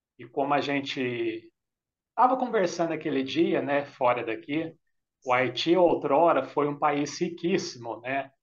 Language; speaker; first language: Portuguese; native; Portuguese